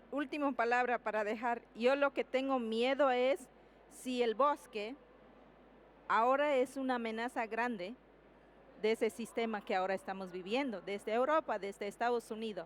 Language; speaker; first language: Spanish; non-native, local second language; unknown